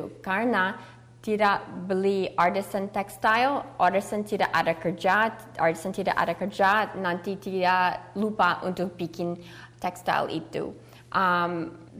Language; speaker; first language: Indonesian; early bilingual, heritage; English